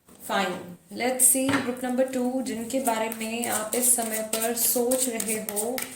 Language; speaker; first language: Hindi; native; Hindi